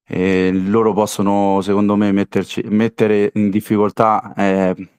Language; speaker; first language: Italian; native; Italian